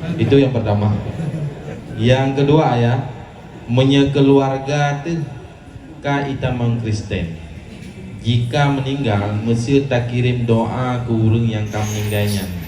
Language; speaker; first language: Malay; non-native, local second language; Achinese